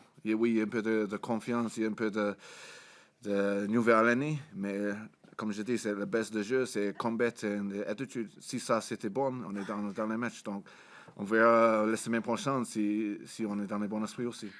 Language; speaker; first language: French; non-native, fluent; English